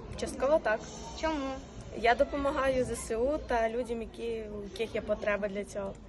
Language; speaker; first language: Ukrainian; native; Ukrainian